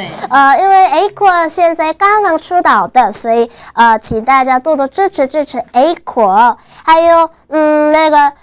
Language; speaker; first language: Chinese; non-native, fluent; Korean